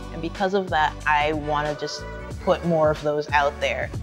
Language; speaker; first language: English; native; English